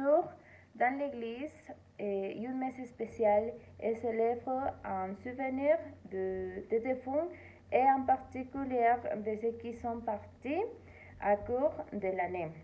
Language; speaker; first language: French; non-native, learner; Spanish